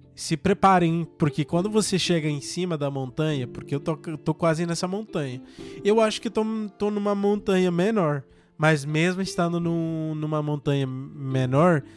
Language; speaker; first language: Portuguese; non-native, fluent; English